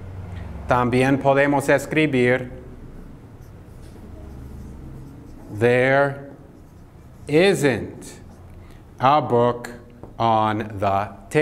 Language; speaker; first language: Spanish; non-native, fluent; English